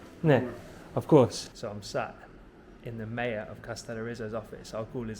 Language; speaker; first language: English; native; English